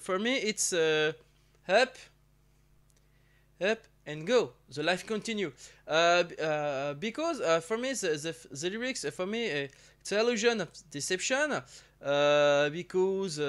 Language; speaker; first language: English; non-native, learner; French